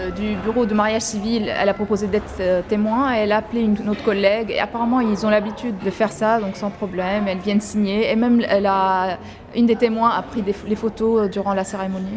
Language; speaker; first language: French; non-native, local second language; Arabic